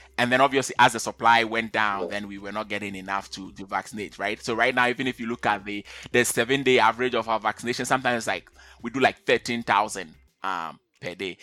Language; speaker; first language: English; non-native, local second language; Akan